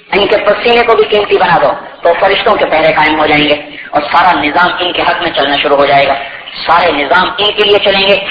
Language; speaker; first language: Urdu; non-native, local second language; Punjabi